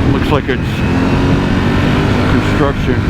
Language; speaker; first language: English; native; English